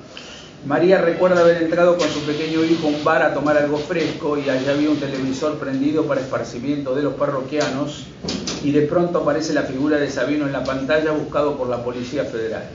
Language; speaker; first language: Spanish; native; Spanish